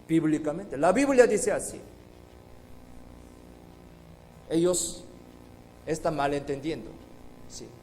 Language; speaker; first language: Spanish; non-native, fluent; Korean